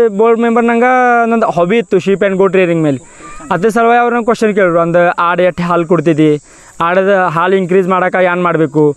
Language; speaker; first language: Kannada; non-native, local second language; Marathi